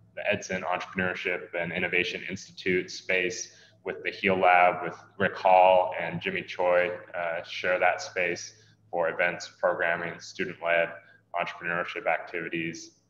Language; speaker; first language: English; native; English